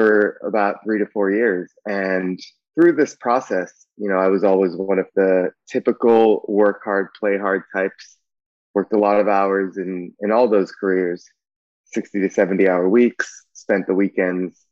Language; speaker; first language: English; native; English